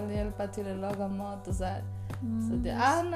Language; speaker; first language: Swedish; early bilingual, other home language; Spanish